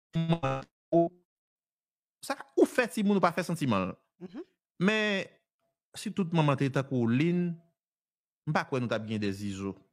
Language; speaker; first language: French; non-native, local second language; Haitian Creole